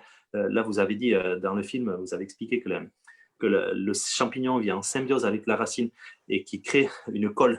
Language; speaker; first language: French; native; French